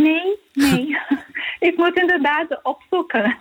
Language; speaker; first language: Dutch; non-native, fluent; Portuguese